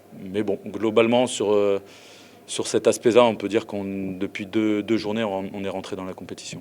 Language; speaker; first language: French; native; French